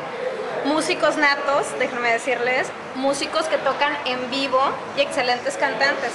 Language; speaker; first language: Spanish; native; Spanish